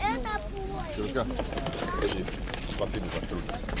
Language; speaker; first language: Russian; non-native, learner; English